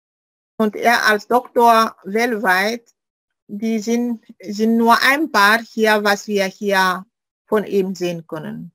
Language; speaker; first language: German; non-native, fluent; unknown